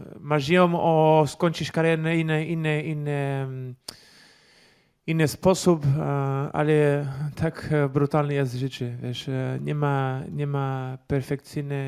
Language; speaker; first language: Polish; non-native, learner; Portuguese